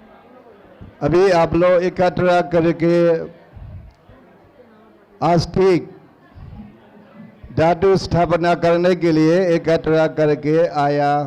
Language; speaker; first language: Hindi; non-native, learner; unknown